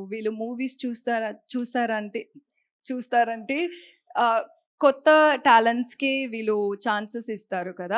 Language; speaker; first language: Telugu; non-native, learner; Tamil